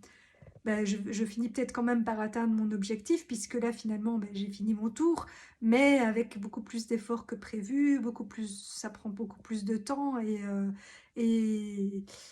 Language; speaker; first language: French; native; French